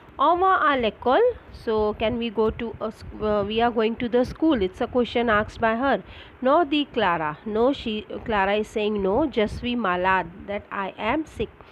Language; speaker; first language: English; non-native, local second language; Marathi